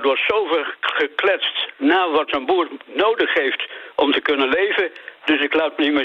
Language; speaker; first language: Dutch; native; Dutch